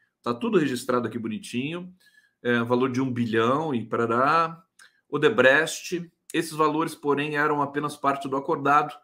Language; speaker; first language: Portuguese; native; Portuguese